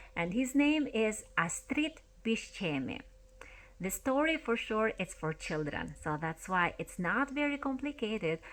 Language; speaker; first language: English; non-native, fluent; Albanian